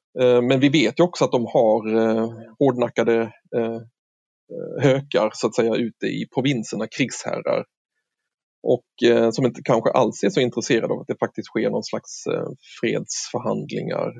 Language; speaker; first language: Swedish; native; Swedish